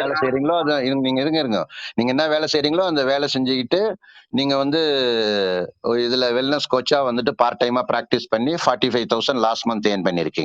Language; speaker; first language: Tamil; native; Tamil